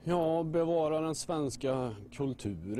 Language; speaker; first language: Swedish; native; Swedish